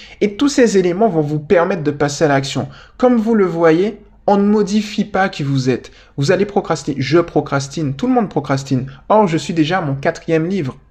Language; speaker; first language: French; native; French